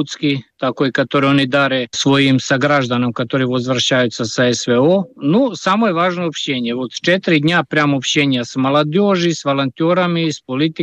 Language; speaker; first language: Russian; non-native, fluent; Serbian